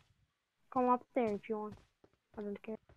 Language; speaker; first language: English; non-native, learner; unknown